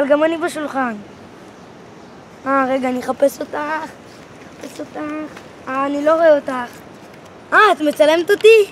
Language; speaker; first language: Hebrew; early bilingual, other home language; Russian